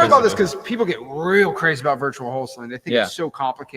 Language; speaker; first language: English; native; English